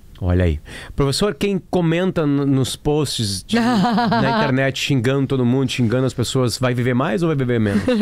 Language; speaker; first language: Portuguese; native; Portuguese